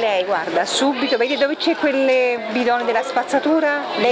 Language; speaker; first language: Italian; native; Italian